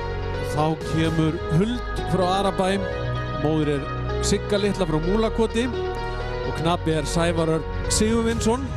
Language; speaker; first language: Icelandic; native; Icelandic